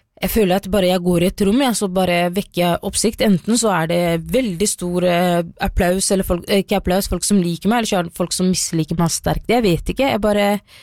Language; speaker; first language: Norwegian; early bilingual, other home language; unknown